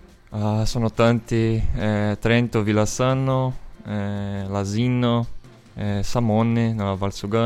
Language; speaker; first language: Italian; non-native, fluent; Portuguese